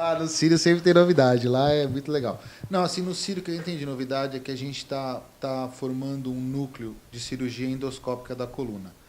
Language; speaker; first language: Portuguese; native; Portuguese